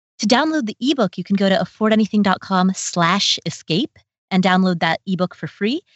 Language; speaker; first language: English; early bilingual, other home language; Nepali